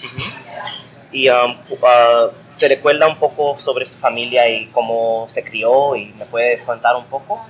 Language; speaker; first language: Spanish; early bilingual, heritage; English